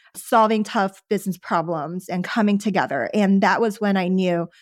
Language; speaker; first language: English; early bilingual, other home language; Chinese